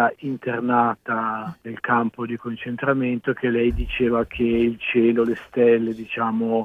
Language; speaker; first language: Italian; native; Italian